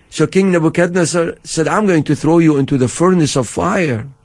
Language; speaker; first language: English; non-native, fluent; Arabic